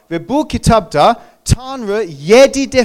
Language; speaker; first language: Turkish; non-native, fluent; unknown